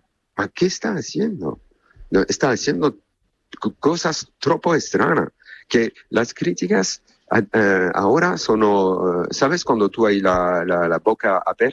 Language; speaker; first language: Spanish; non-native, learner; Italian